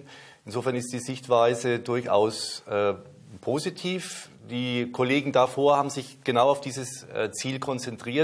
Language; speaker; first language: German; native; German